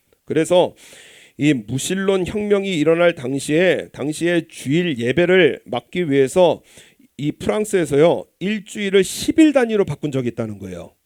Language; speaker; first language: Korean; native; Korean